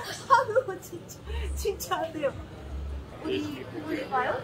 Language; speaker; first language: Korean; non-native, learner; Japanese